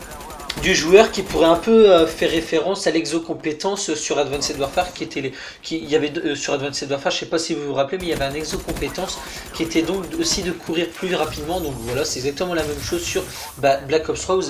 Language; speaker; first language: French; native; French